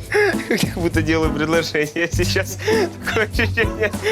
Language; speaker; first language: Russian; native; Russian